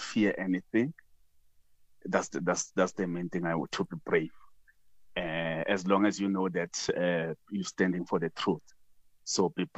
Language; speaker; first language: English; non-native, local second language; Zulu